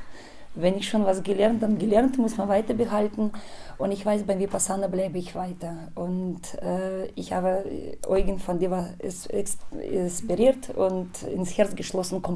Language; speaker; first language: German; non-native, fluent; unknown